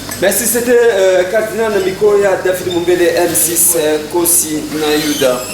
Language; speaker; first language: Lingala; native; Lingala